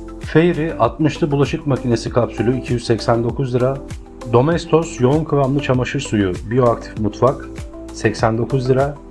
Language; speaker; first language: Turkish; native; Turkish